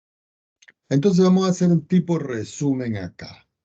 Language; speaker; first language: Spanish; native; Spanish